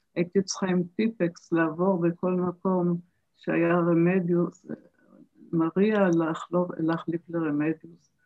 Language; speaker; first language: Hebrew; early bilingual, other home language; German